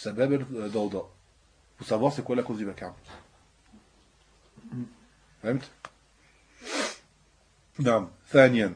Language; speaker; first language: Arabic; non-native, fluent; French